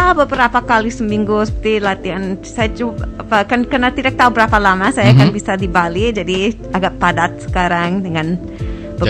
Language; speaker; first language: Indonesian; non-native, fluent; English